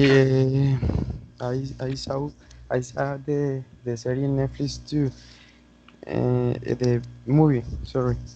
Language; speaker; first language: English; non-native, learner; Spanish